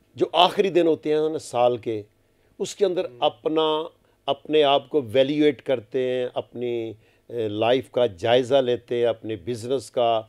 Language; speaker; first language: Urdu; non-native, local second language; Punjabi